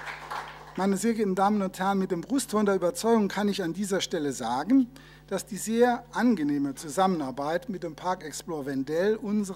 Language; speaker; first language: German; native; German